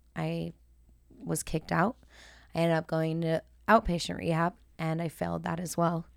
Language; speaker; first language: English; native; English